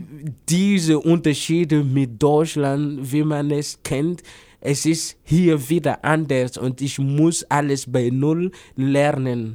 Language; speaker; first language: German; non-native, fluent; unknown